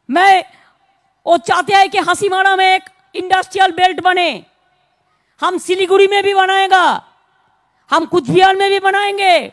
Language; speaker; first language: Hindi; non-native, local second language; Bangla